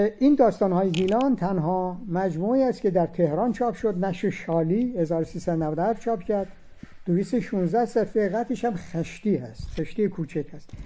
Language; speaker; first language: Persian; non-native, local second language; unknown